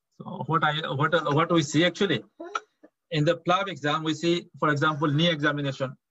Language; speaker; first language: English; non-native, local second language; Bangla